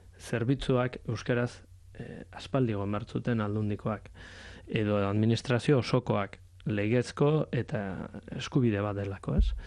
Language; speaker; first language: Basque; native; Basque